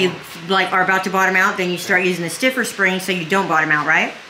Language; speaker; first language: English; native; English